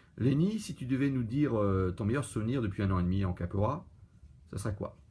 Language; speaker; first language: French; native; French